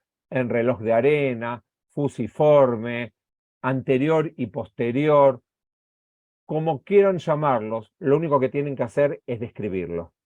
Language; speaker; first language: Spanish; native; Spanish